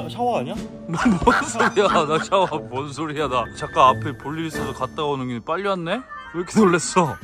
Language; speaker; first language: Korean; native; Korean